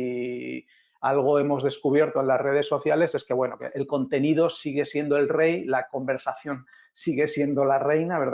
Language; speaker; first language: Spanish; native; Spanish